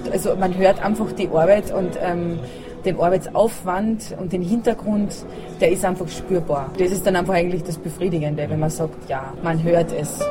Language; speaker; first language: German; native; German